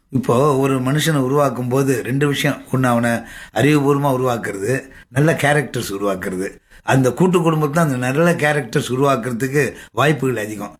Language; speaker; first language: Tamil; native; Tamil